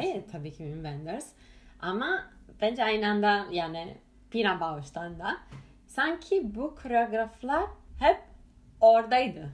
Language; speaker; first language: Turkish; non-native, fluent; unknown